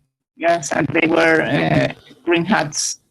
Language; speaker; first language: English; non-native, learner; Spanish